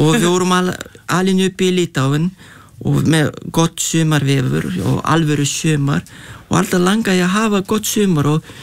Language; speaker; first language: Icelandic; non-native, fluent; Lithuanian